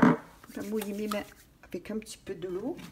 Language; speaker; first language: French; non-native, local second language; Arabic